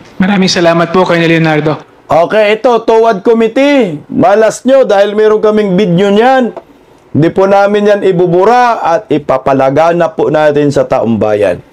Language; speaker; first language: Filipino; non-native, local second language; Cebuano